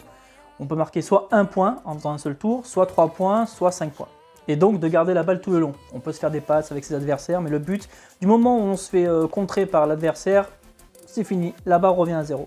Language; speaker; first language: French; native; French